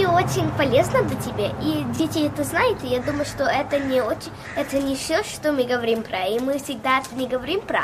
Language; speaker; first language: Russian; early bilingual, heritage; Russian